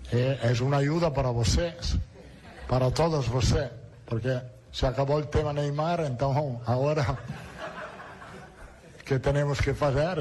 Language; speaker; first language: Portuguese; non-native, learner; Italian